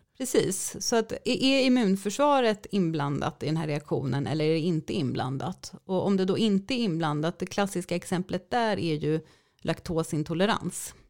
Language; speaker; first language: Swedish; native; Swedish